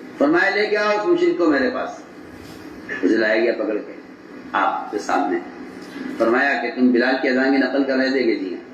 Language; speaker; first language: Urdu; native; Urdu